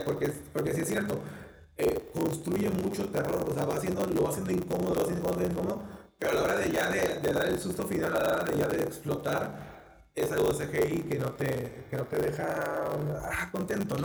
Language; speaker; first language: Spanish; native; Spanish